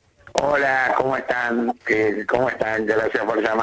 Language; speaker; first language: Spanish; native; Spanish